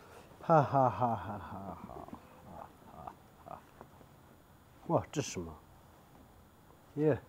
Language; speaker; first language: Chinese; non-native, local second language; Tibetan